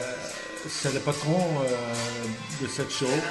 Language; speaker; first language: French; non-native, learner; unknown